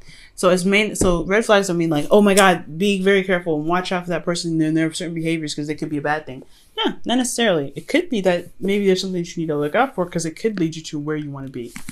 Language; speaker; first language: English; native; English